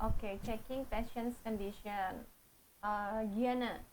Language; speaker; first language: English; non-native, fluent; Indonesian